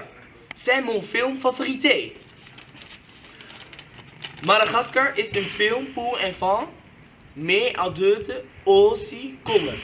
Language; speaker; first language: French; non-native, learner; Dutch